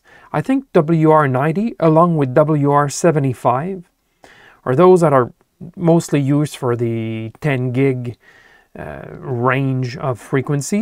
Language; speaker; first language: English; non-native, local second language; French